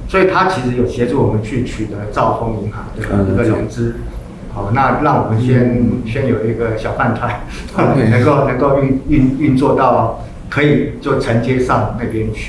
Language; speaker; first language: Chinese; native; Chinese